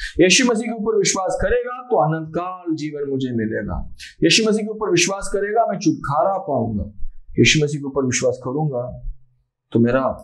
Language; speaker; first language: Hindi; non-native, local second language; Malayalam